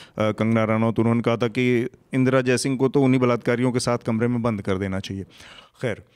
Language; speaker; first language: Hindi; native; Hindi